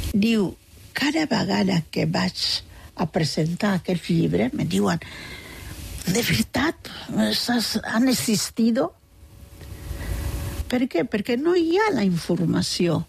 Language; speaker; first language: Catalan; non-native, fluent; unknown